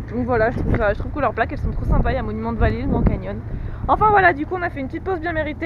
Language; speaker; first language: French; native; French